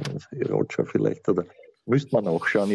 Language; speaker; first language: German; native; German